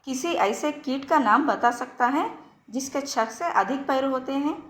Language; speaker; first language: Hindi; non-native, local second language; Telugu